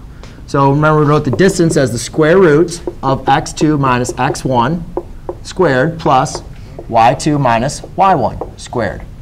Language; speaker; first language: English; native; English